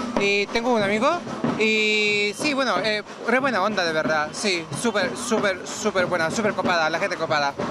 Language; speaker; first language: Spanish; non-native, fluent; Polish